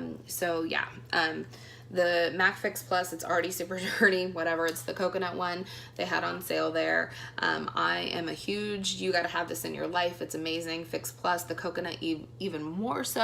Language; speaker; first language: English; native; English